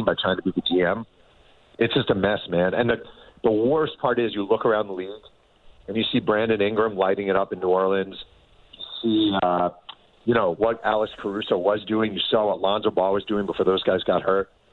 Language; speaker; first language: English; native; English